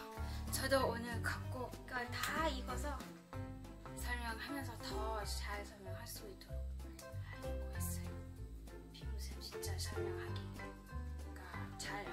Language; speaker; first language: Korean; non-native, fluent; Thai